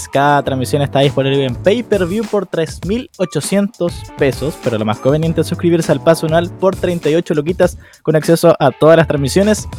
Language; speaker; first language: Spanish; native; Spanish